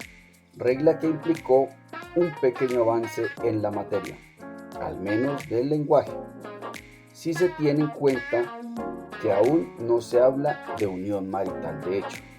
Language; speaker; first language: Spanish; native; Spanish